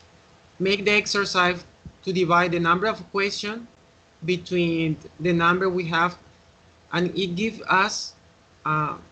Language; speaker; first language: English; non-native, fluent; Spanish